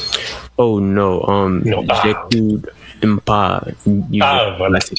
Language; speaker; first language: French; non-native, learner; English